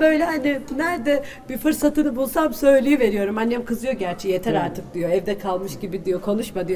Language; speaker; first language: Turkish; native; Turkish